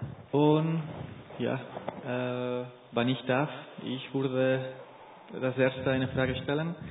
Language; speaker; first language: German; non-native, learner; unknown